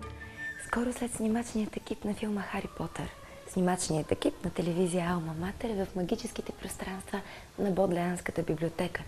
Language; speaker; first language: Bulgarian; native; Bulgarian